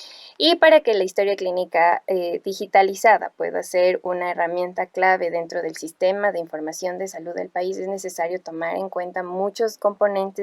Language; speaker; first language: Spanish; native; Spanish